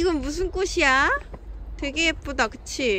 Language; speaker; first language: Korean; native; Korean